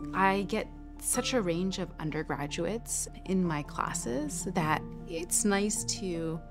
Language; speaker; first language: English; native; English